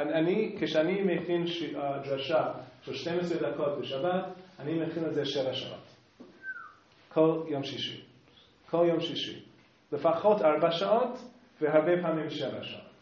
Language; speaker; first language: Hebrew; non-native, fluent; English